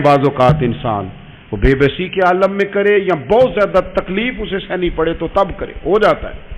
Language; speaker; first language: Urdu; non-native, local second language; Punjabi